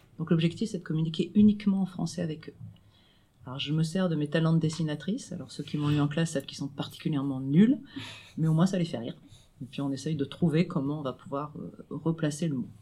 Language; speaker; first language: French; native; French